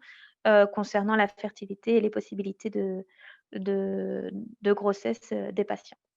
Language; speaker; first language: French; native; French